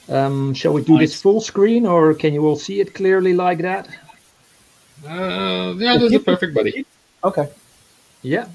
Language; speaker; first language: English; non-native, fluent; Dutch